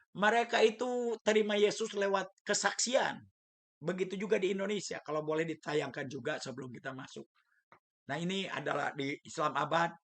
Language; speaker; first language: Indonesian; native; Indonesian